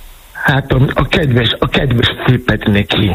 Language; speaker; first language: Hungarian; non-native, fluent; Yoruba